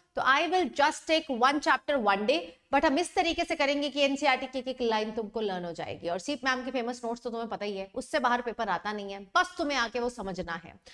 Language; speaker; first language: Hindi; native; Hindi